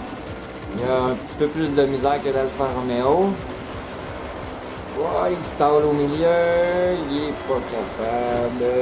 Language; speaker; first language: French; native; French